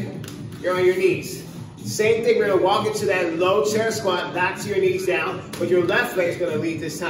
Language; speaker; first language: English; native; English